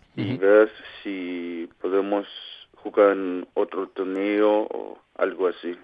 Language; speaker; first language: Spanish; non-native, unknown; Kalaallisut